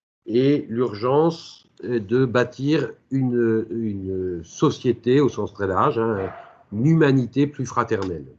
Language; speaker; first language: French; native; French